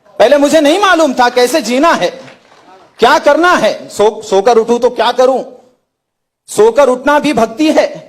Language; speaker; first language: Hindi; native; Hindi